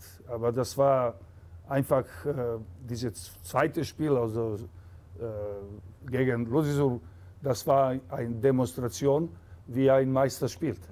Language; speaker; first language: German; non-native, fluent; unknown